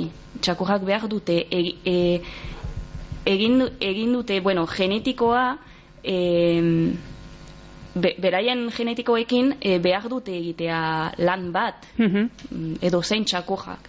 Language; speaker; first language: Basque; non-native, local second language; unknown